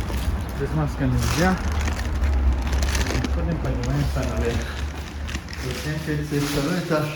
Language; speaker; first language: Russian; early bilingual, other home language; Tajik